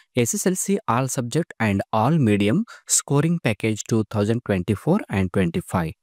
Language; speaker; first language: English; non-native, local second language; Kannada